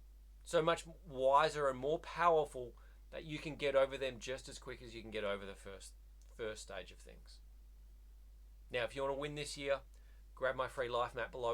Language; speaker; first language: English; native; English